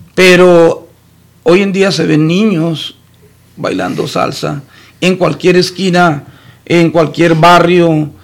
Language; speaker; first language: Spanish; native; Spanish